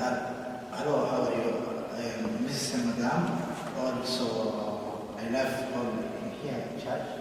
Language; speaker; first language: English; non-native, learner; Somali